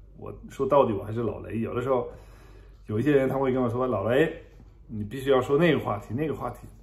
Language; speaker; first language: Chinese; non-native, fluent; German